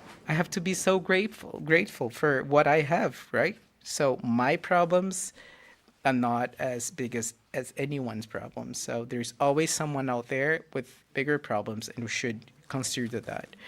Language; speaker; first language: English; non-native, fluent; Portuguese